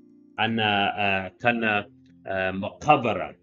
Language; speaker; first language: Arabic; non-native, learner; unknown